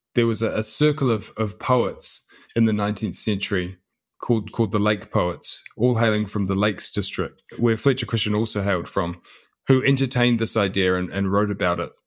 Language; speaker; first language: English; native; English